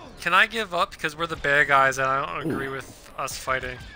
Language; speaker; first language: English; native; English